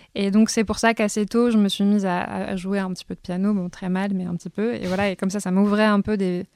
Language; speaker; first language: French; native; French